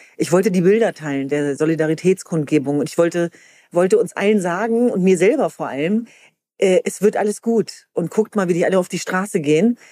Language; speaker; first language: German; early bilingual, other home language; Kurdish